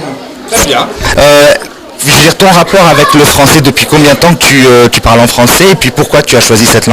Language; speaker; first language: French; non-native, fluent; Arabic